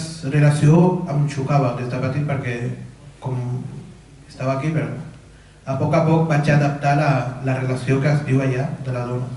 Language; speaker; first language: Catalan; early bilingual, other home language; Urdu